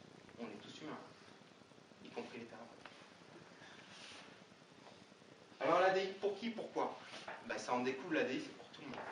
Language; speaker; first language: French; native; French